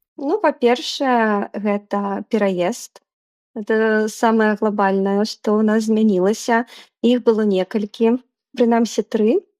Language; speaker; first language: Belarusian; non-native, local second language; Russian